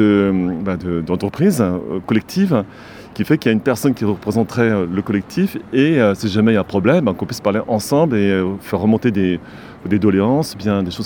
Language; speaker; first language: French; native; French